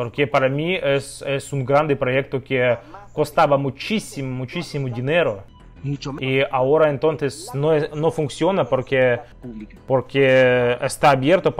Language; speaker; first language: Spanish; non-native, learner; Russian